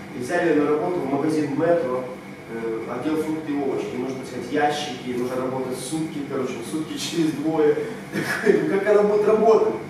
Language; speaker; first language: Russian; non-native, local second language; Romanian